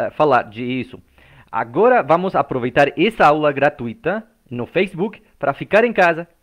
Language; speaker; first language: Portuguese; non-native, fluent; English